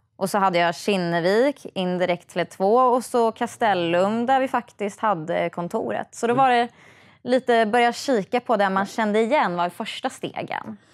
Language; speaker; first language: Swedish; native; Swedish